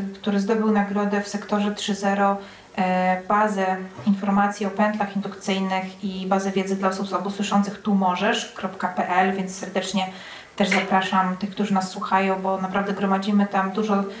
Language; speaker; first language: Polish; native; Polish